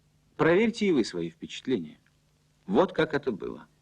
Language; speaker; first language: Russian; native; Russian